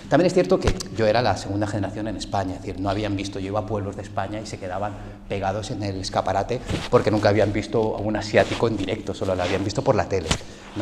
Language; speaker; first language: Spanish; early bilingual, other home language; Korean